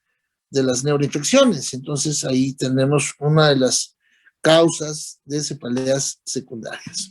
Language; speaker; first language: Spanish; native; Spanish